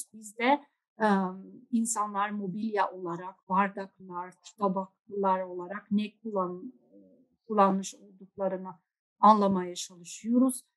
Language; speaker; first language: Turkish; non-native, fluent; Dutch